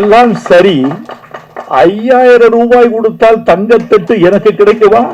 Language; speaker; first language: Tamil; native; Tamil